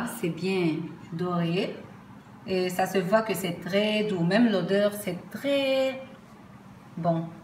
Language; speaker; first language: French; non-native, fluent; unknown